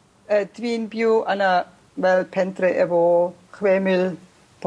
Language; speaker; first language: Welsh; non-native, learner; German